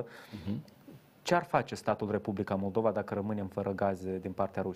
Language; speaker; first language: Romanian; native; Romanian